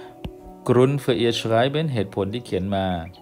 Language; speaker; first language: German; non-native, fluent; Thai